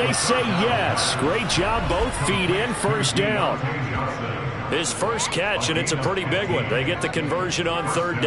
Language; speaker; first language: English; native; English